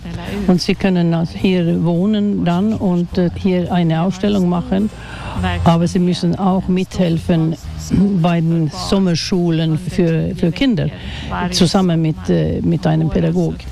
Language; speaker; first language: German; non-native, fluent; Swedish